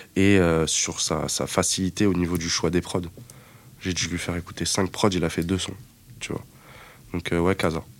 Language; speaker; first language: French; native; French